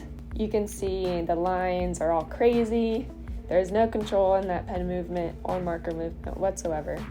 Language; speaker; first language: English; native; English